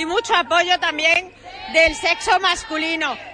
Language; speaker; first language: Spanish; native; Spanish